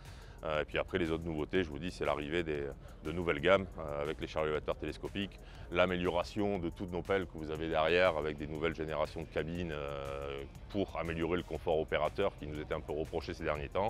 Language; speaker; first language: French; native; French